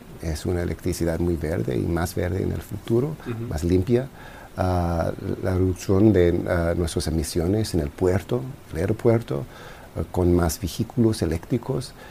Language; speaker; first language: Spanish; non-native, fluent; English